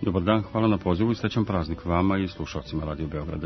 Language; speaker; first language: Croatian; native; Croatian